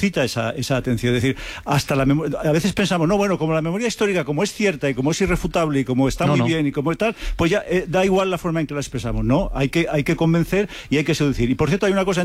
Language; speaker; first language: Spanish; native; Spanish